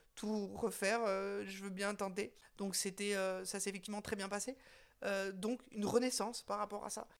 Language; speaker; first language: French; native; French